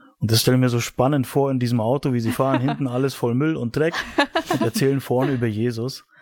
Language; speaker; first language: German; native; German